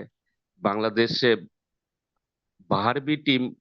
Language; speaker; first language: Hindi; non-native, learner; Bangla